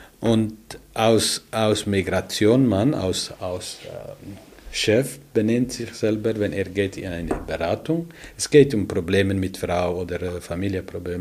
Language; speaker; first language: German; non-native, learner; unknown